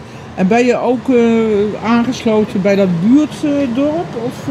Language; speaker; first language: Dutch; native; Dutch